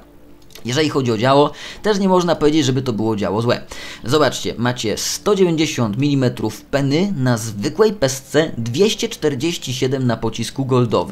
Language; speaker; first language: Polish; native; Polish